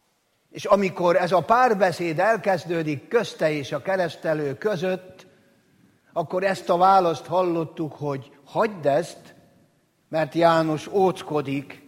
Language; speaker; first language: Hungarian; native; Hungarian